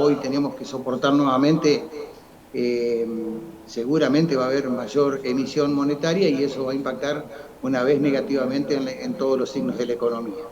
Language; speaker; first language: Spanish; native; Spanish